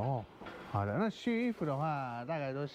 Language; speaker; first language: Chinese; non-native, fluent; English